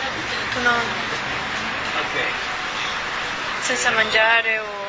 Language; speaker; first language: Italian; non-native, learner; Spanish